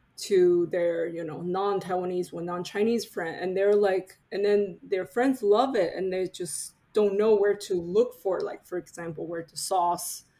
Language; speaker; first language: English; non-native, fluent; Chinese